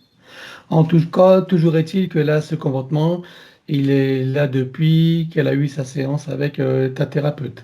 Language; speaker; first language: French; native; French